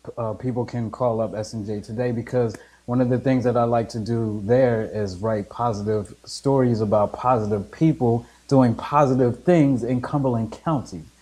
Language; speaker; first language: English; native; English